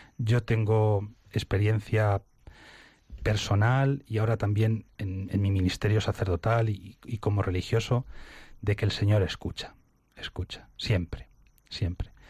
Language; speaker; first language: Spanish; native; Spanish